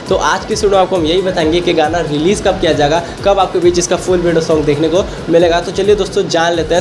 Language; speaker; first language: Hindi; native; Hindi